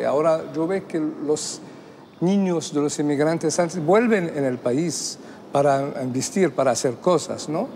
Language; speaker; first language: Spanish; non-native, fluent; Arabic